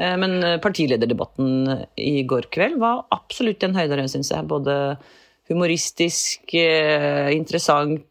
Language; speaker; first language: Norwegian; native; Norwegian